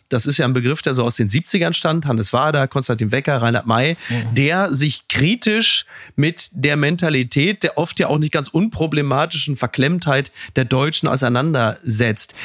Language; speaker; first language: German; native; German